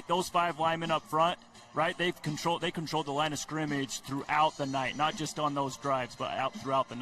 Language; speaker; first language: English; native; English